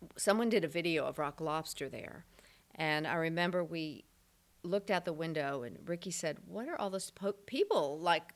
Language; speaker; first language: English; native; English